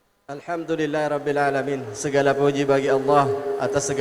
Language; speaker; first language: Indonesian; native; Indonesian